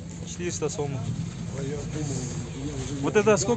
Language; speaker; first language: Russian; non-native, local second language; Kyrgyz